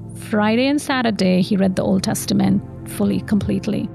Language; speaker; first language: English; non-native, local second language; Tamil